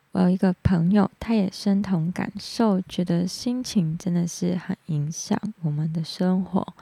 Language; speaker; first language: Chinese; non-native, local second language; Cantonese